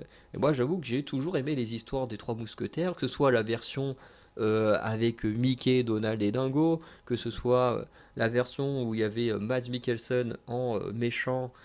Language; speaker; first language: French; native; French